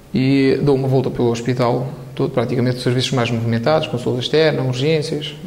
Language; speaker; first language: Portuguese; non-native, fluent; Romanian